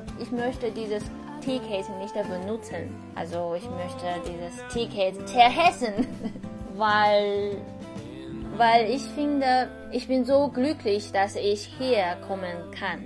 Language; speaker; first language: German; non-native, learner; Chinese